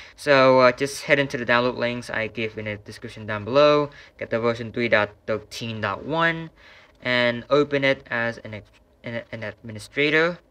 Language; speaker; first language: English; non-native, fluent; Vietnamese